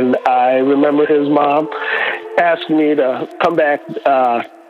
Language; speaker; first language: English; native; English